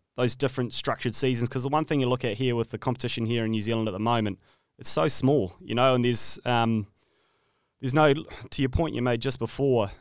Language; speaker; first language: English; native; English